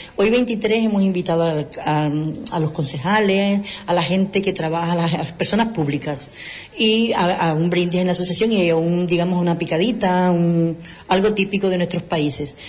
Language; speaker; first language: Spanish; native; Spanish